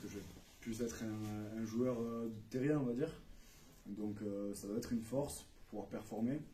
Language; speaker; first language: French; native; French